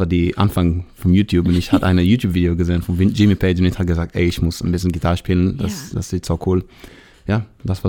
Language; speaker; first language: German; non-native, learner; Hebrew